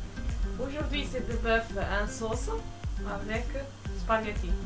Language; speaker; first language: French; non-native, fluent; Portuguese